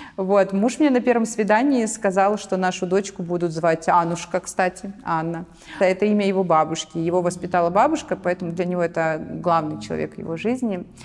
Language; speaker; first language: Russian; native; Russian